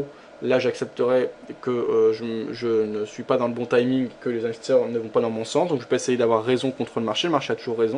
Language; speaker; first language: French; native; French